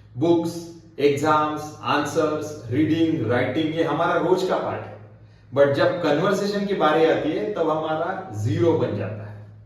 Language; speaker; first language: Hindi; non-native, local second language; Marathi